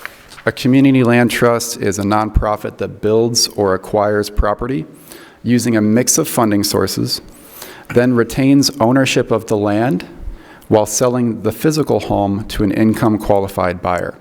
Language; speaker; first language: English; native; English